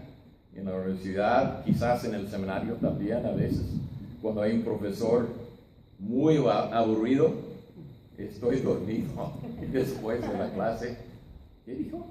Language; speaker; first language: Spanish; non-native, fluent; English